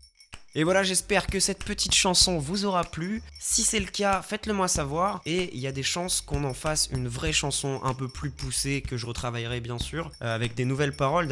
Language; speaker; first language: French; native; French